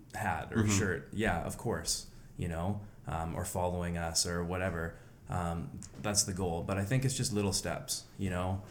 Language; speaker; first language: English; native; English